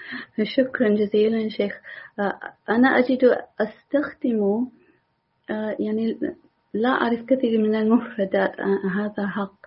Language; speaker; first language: Arabic; non-native, learner; English